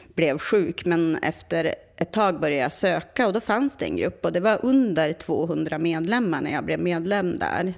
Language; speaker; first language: Swedish; native; Swedish